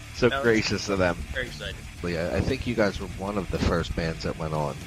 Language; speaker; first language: English; native; English